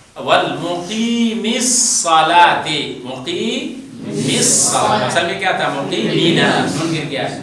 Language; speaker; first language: Urdu; native; Urdu